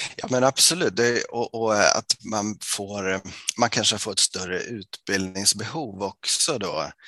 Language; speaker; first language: Swedish; native; Swedish